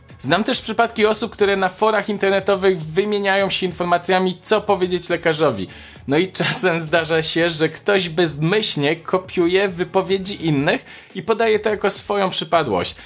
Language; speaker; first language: Polish; native; Polish